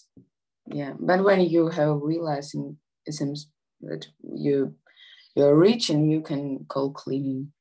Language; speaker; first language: English; non-native, learner; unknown